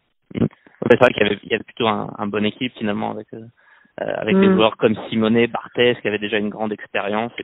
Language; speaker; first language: French; native; French